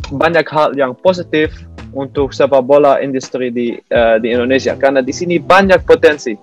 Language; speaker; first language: Indonesian; non-native, learner; Dutch